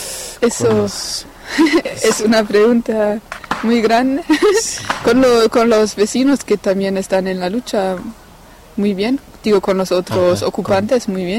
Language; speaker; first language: Spanish; non-native, fluent; French